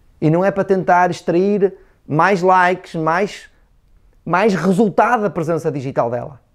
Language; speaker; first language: Portuguese; native; Portuguese